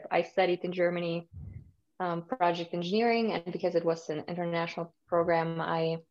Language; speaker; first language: English; early bilingual, other home language; Russian